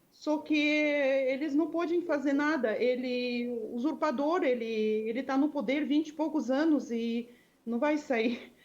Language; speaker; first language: Portuguese; non-native, fluent; Russian